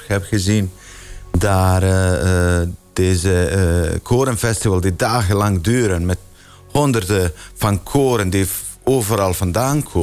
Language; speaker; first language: Dutch; non-native, fluent; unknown